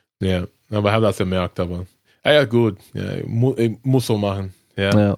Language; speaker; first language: German; non-native, learner; English